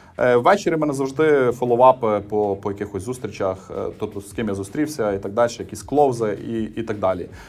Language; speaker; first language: Ukrainian; native; Ukrainian